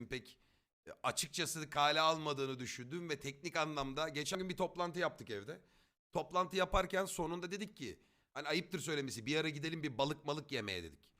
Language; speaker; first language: Turkish; native; Turkish